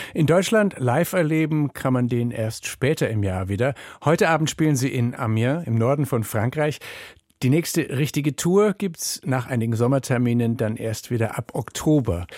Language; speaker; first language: German; native; German